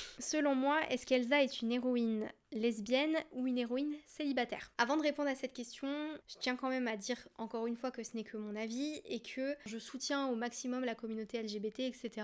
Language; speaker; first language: French; native; French